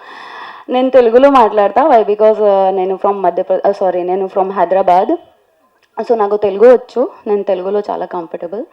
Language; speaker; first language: Telugu; non-native, local second language; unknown